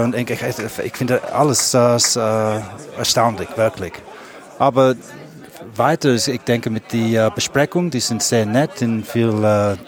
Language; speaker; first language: German; non-native, learner; English